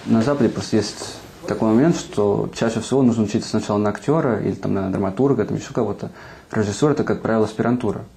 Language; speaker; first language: Russian; non-native, fluent; Spanish